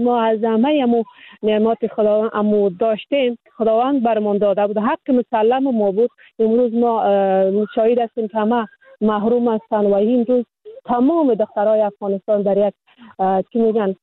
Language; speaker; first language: Persian; native; Persian